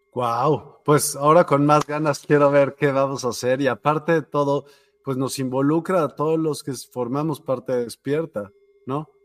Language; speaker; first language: Spanish; native; Spanish